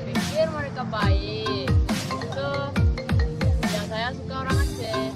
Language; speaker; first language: Indonesian; non-native, learner; Korean